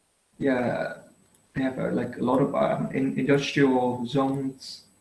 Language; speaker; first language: English; non-native, fluent; Vietnamese